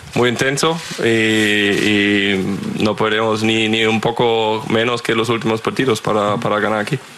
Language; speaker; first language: Spanish; non-native, fluent; German